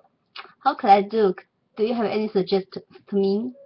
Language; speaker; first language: English; non-native, learner; Chinese